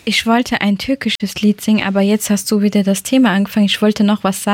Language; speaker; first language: German; early bilingual, other home language; Turkish